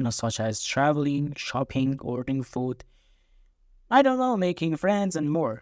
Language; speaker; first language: English; non-native, fluent; Persian